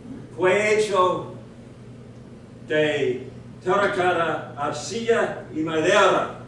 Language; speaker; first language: Spanish; non-native, learner; English